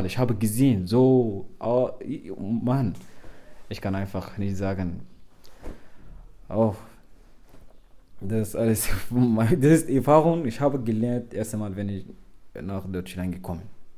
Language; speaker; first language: German; non-native, learner; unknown